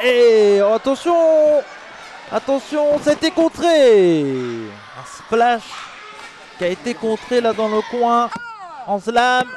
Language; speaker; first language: French; native; French